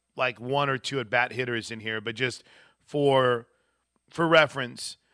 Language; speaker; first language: English; native; English